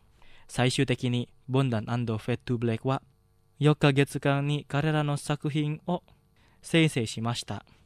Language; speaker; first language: Japanese; non-native, learner; Indonesian